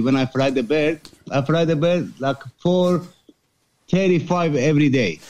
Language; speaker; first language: English; non-native, fluent; Persian